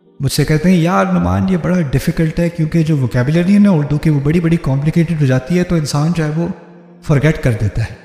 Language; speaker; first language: Urdu; early bilingual, heritage; Urdu